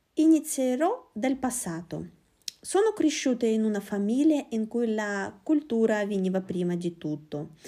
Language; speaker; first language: Italian; non-native, fluent; Russian